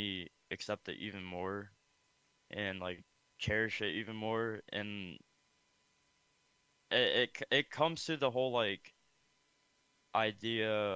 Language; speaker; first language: English; early bilingual, other home language; Khmer